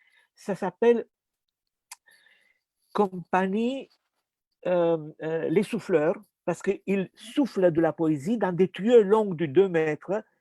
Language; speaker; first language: French; non-native, fluent; Romanian